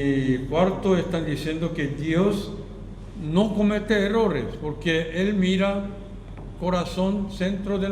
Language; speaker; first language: Spanish; non-native, fluent; Korean